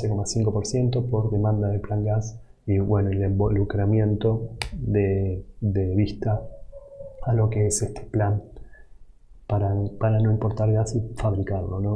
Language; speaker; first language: Spanish; native; Spanish